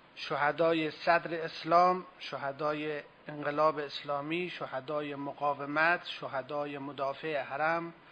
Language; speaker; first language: Persian; native; Persian